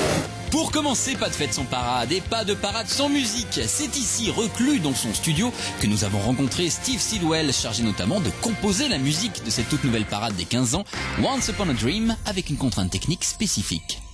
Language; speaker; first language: French; native; French